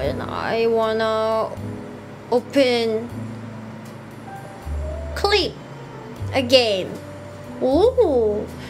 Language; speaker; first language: English; non-native, learner; Korean